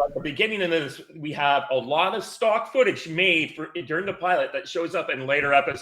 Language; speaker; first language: English; native; English